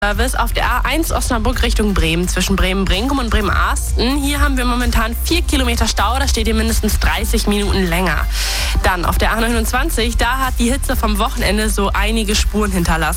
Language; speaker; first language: German; native; German